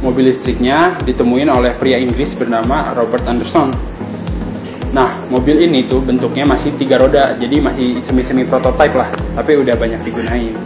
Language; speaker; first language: Indonesian; native; Indonesian